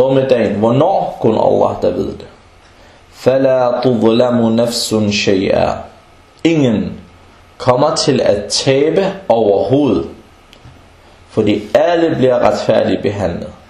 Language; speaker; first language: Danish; non-native, local second language; Arabic